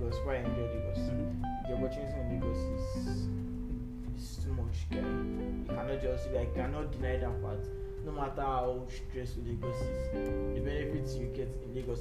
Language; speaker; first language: English; non-native, local second language; Yoruba